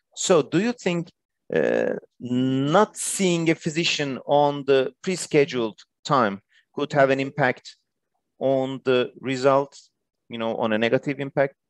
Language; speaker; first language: English; non-native, fluent; Turkish